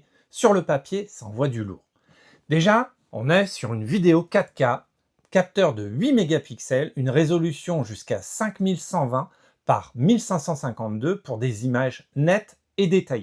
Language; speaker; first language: French; native; French